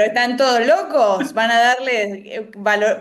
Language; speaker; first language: Spanish; native; Spanish